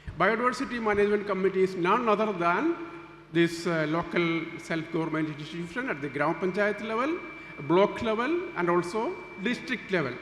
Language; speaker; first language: English; non-native, local second language; Malayalam